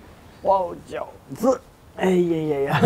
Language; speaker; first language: Chinese; non-native, local second language; Tibetan